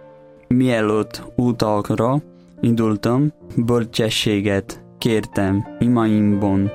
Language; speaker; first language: Hungarian; non-native, learner; Portuguese